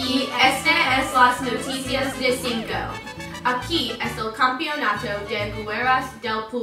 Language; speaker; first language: Spanish; non-native, learner; English